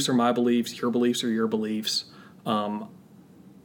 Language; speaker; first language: English; native; English